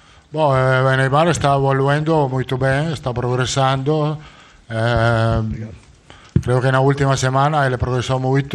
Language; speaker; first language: Portuguese; non-native, fluent; Italian